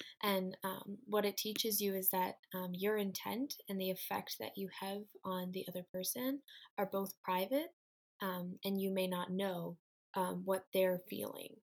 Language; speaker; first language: English; native; English